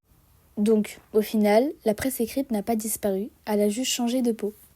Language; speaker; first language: French; native; French